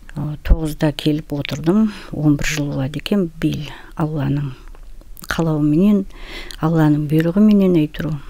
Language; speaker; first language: Kazakh; non-native, local second language; Russian